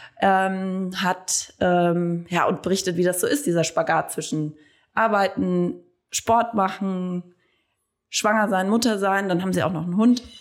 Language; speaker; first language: German; native; German